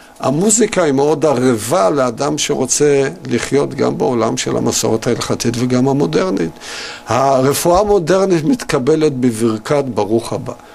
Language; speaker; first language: Hebrew; native; Hebrew